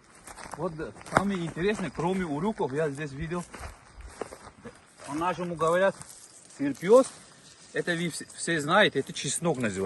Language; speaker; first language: Russian; non-native, local second language; Tajik